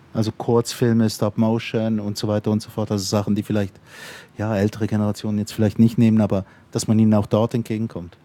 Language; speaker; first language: German; native; German